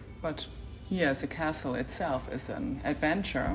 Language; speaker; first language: English; non-native, fluent; French